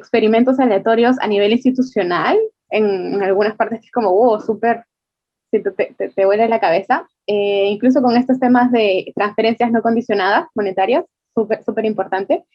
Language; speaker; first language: Spanish; native; Spanish